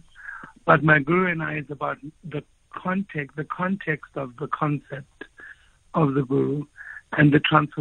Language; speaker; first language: English; non-native, local second language; Afrikaans